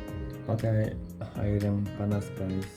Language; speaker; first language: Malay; non-native, learner; Turkish